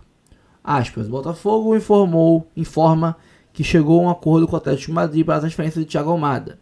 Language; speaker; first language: Portuguese; native; Portuguese